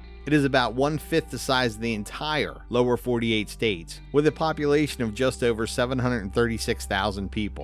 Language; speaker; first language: English; native; English